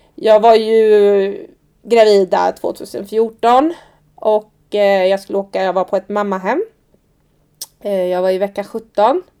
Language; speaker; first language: Swedish; early bilingual, other home language; Persian